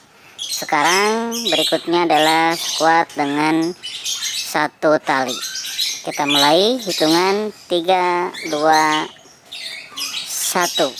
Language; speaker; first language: Indonesian; native; Indonesian